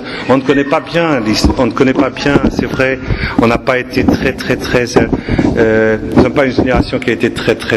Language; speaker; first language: French; native; French